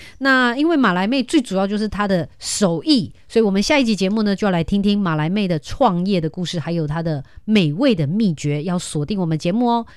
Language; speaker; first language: Chinese; native; Chinese